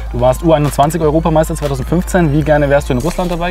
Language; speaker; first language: German; native; German